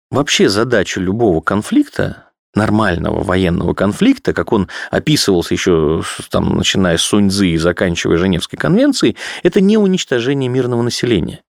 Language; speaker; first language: Russian; native; Russian